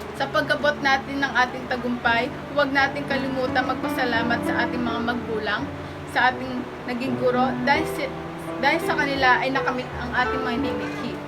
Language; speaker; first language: Filipino; native; Filipino